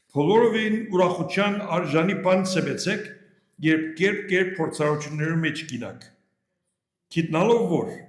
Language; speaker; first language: Armenian; early bilingual, heritage; Armenian